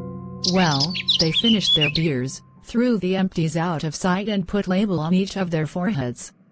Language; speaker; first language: English; non-native, learner; Khmer